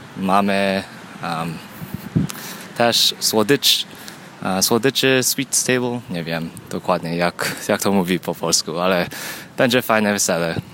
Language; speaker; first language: Polish; early bilingual, heritage; Polish